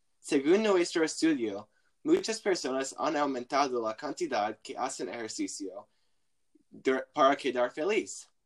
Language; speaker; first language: Spanish; non-native, learner; English